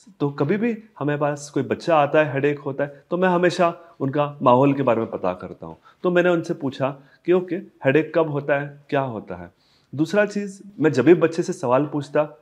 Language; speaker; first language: Hindi; native; Hindi